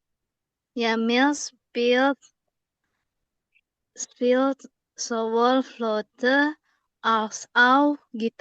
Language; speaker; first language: German; non-native, learner; Indonesian